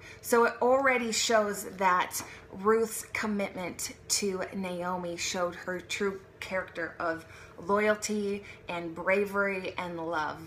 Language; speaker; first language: English; native; English